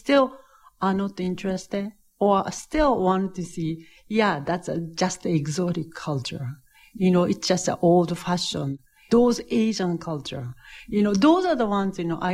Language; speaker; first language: English; non-native, fluent; Japanese